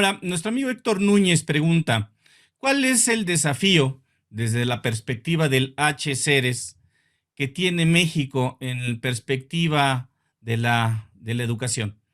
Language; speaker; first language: Spanish; native; Spanish